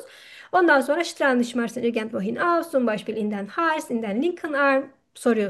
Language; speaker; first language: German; non-native, fluent; Turkish